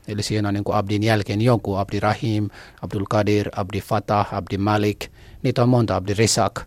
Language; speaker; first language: Finnish; non-native, fluent; Somali